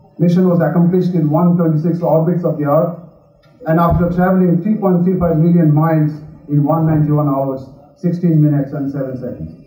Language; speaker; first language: English; non-native, local second language; Bangla